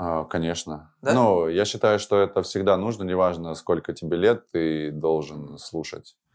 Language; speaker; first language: Russian; native; Russian